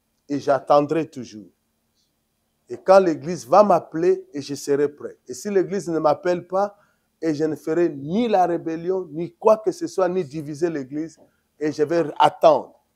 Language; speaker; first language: French; non-native, local second language; Lingala